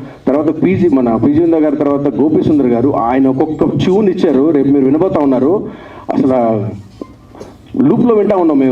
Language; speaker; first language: Telugu; native; Telugu